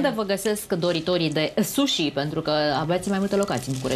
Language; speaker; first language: Romanian; native; Romanian